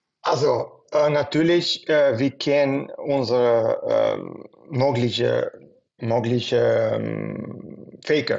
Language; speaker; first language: German; non-native, fluent; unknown